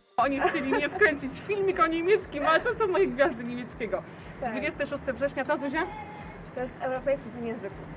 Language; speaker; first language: Polish; native; Polish